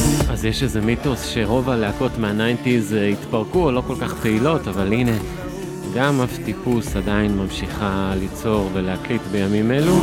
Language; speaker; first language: Hebrew; native; Hebrew